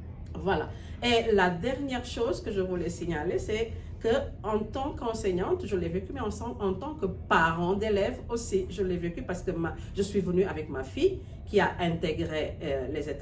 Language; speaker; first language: French; non-native, local second language; Wolof